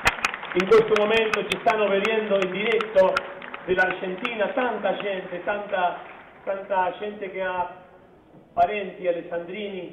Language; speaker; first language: Italian; non-native, fluent; Spanish